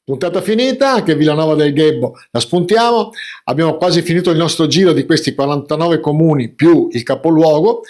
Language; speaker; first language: Italian; native; Italian